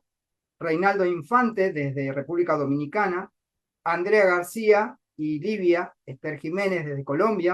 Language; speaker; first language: Spanish; native; Spanish